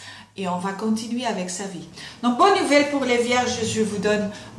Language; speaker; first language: French; non-native, fluent; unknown